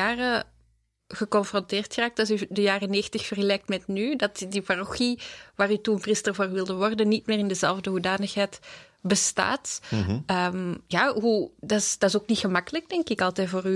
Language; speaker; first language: Dutch; native; Dutch